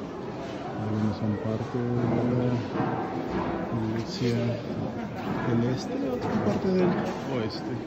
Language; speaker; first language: Spanish; early bilingual, heritage; Spanish